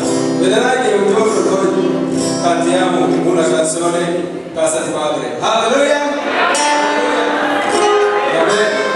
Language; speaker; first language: Italian; non-native, learner; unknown